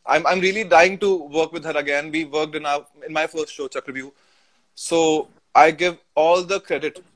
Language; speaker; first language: English; non-native, local second language; Hindi